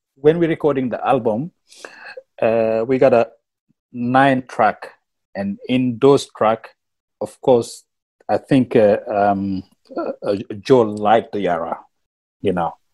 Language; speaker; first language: English; non-native, learner; Wolof